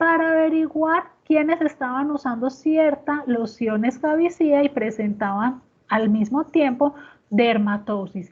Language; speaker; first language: Spanish; native; Spanish